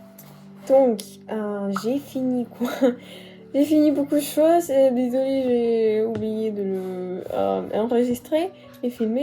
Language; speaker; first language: French; non-native, learner; Russian